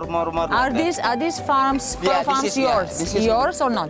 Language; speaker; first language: English; non-native, fluent; Bulgarian